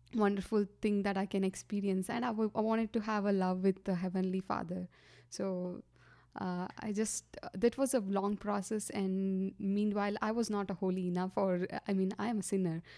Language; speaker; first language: English; non-native, local second language; Kannada